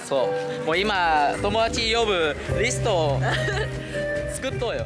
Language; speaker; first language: Japanese; non-native, fluent; Vietnamese